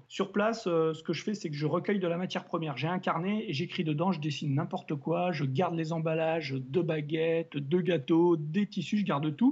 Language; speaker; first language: French; native; French